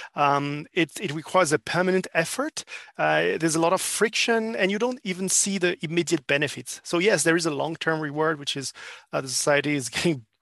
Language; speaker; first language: English; non-native, fluent; French